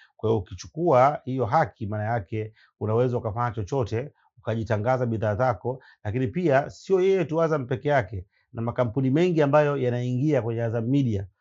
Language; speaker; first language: Swahili; native; Swahili